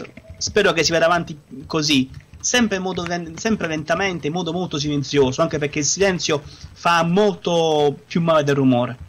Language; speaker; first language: Italian; native; Italian